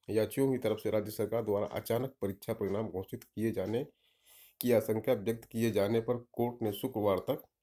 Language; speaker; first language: Hindi; native; Hindi